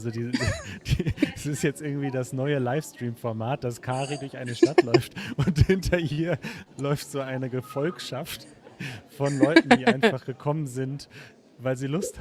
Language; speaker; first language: German; native; German